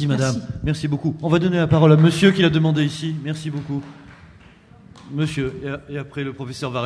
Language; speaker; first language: French; native; French